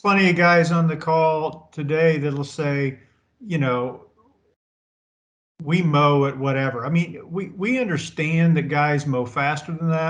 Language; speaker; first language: English; native; English